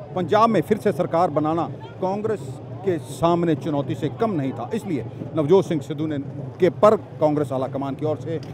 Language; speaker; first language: Hindi; non-native, local second language; Punjabi